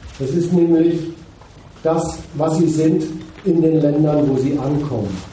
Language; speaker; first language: German; native; German